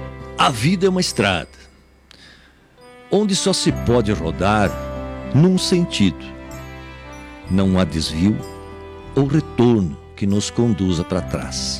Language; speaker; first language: Portuguese; native; Portuguese